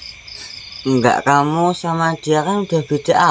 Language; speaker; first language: Indonesian; native; Indonesian